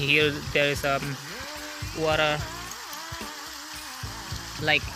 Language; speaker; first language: English; non-native, learner; Indonesian